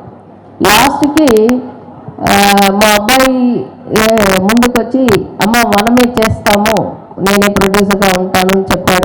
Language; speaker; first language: Telugu; native; Telugu